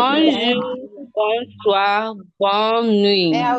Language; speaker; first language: French; non-native, learner; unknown